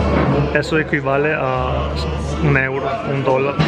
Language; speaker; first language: Spanish; non-native, fluent; Italian